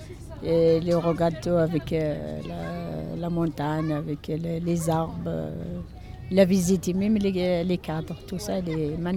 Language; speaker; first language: French; non-native, learner; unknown